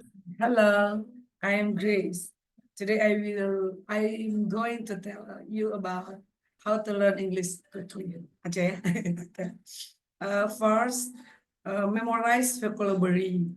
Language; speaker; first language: English; non-native, learner; Indonesian